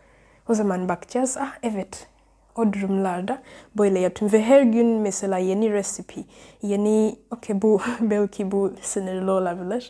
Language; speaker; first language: Turkish; non-native, learner; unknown